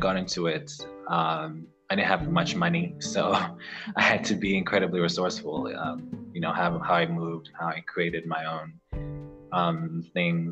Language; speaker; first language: English; non-native, local second language; Ganda